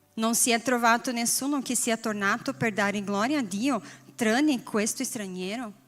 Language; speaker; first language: Italian; non-native, learner; Portuguese